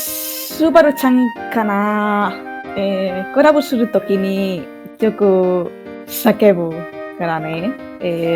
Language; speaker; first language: Japanese; non-native, fluent; English